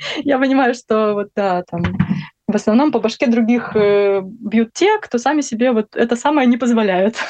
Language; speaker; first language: Russian; native; Russian